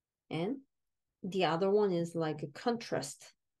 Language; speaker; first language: English; non-native, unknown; Korean